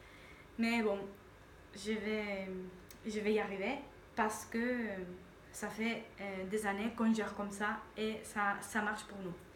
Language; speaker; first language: French; non-native, fluent; Spanish